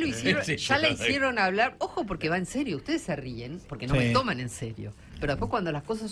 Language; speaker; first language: Spanish; native; Spanish